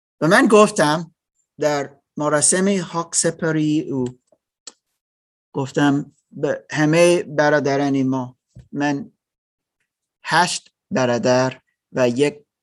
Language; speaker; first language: Persian; non-native, learner; German